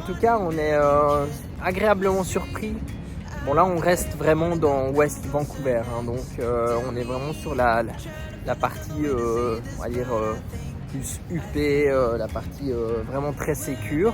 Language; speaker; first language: French; native; French